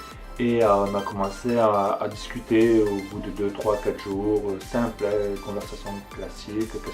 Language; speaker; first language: French; native; French